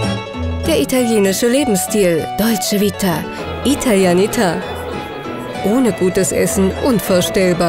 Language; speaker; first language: German; native; German